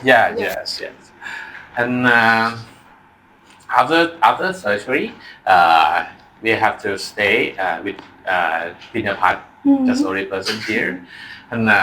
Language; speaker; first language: English; non-native, learner; Thai